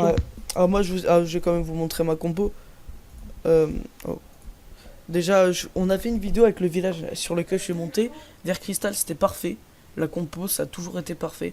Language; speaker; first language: French; native; French